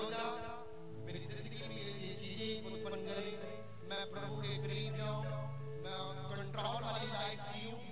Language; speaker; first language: Hindi; non-native, local second language; Punjabi